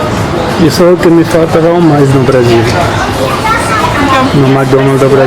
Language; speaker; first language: Portuguese; non-native, learner; Dutch